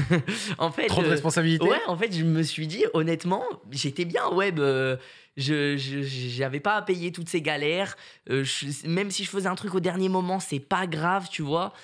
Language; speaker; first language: French; native; French